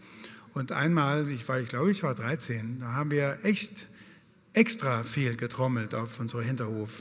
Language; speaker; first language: German; non-native, fluent; Swedish